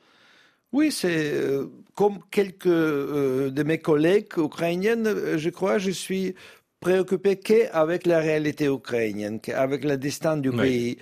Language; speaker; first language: French; non-native, fluent; Russian